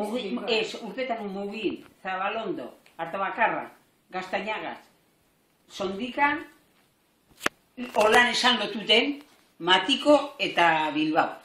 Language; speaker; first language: Basque; native; Basque